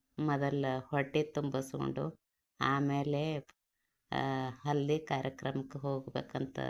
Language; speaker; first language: Kannada; native; Kannada